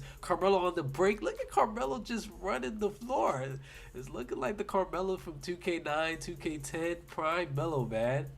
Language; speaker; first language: English; native; English